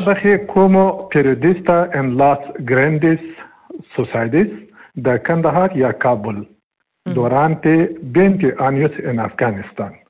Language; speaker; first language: Spanish; non-native, learner; Pashto